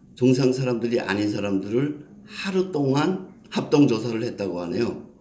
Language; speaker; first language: Korean; native; Korean